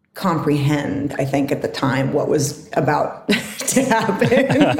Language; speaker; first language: English; native; English